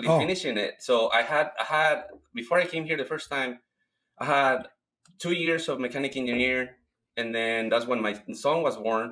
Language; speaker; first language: English; non-native, fluent; Spanish